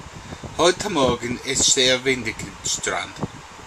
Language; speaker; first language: German; non-native, learner; English